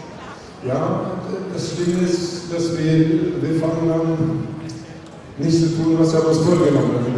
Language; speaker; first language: German; non-native, fluent; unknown